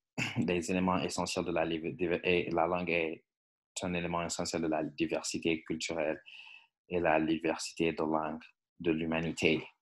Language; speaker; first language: French; non-native, fluent; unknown